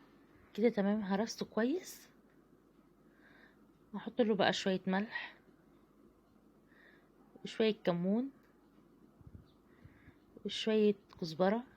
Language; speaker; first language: Arabic; native; Arabic